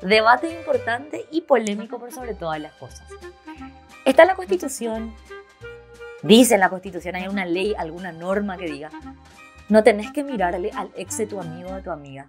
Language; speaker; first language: Spanish; native; Spanish